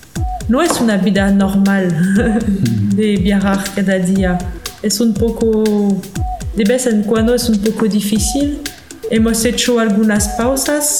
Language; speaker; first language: Spanish; non-native, learner; French